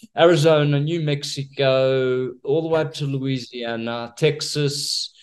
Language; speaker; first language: English; native; English